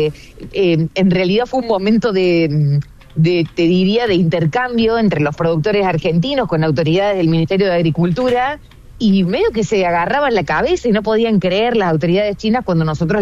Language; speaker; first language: Spanish; native; Spanish